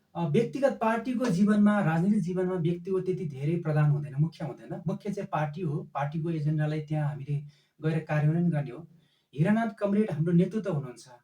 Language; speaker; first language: Nepali; non-native, local second language; Eastern Tamang